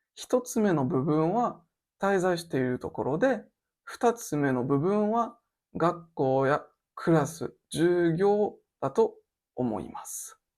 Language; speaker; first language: Japanese; non-native, learner; French